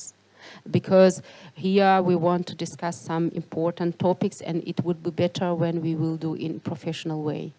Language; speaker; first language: English; non-native, learner; Tajik